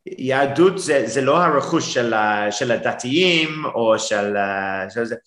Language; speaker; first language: Hebrew; non-native, fluent; English